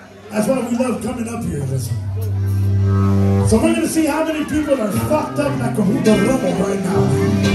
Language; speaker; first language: English; early bilingual, other home language; Spanish